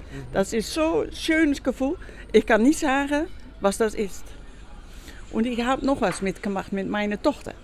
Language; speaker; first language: German; non-native, learner; Dutch